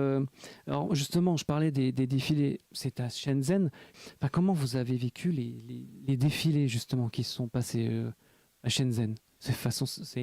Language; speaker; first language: French; native; French